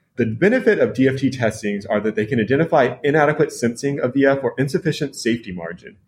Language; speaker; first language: English; native; English